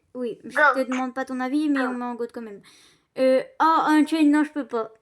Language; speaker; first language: French; native; French